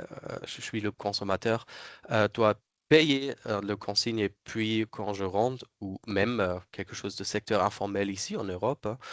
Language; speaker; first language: French; non-native, fluent; German